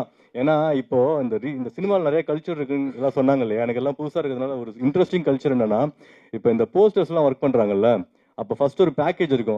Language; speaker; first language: Tamil; native; Tamil